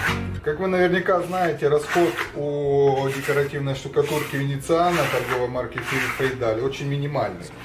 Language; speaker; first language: Russian; native; Russian